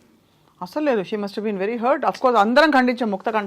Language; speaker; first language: Telugu; native; Telugu